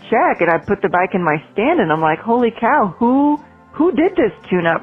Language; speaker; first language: English; native; English